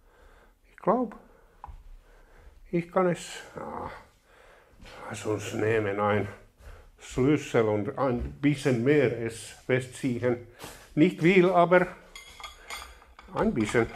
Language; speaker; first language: German; non-native, learner; Finnish